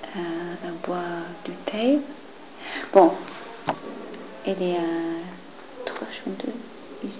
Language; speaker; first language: French; non-native, fluent; English